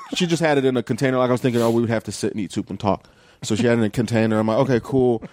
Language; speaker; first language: English; native; English